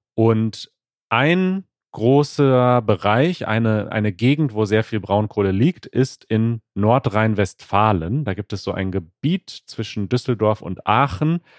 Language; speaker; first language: German; native; German